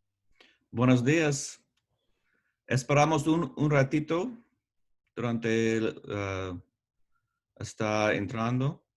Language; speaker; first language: Spanish; non-native, learner; English